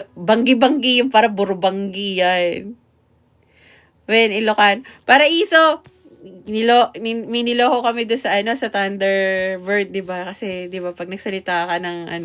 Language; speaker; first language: Filipino; non-native, local second language; Bikol